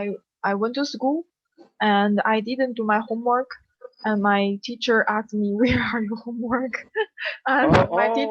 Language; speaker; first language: English; non-native, learner; Chinese